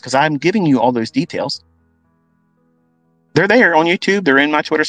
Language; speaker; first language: English; native; English